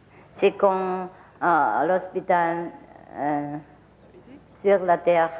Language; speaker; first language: French; non-native, learner; Vietnamese